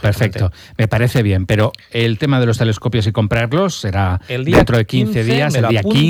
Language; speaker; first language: Spanish; native; Spanish